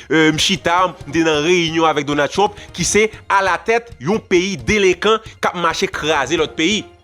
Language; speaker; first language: French; non-native, local second language; Haitian Creole